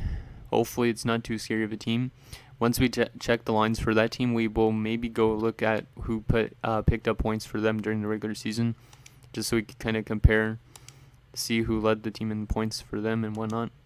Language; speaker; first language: English; native; English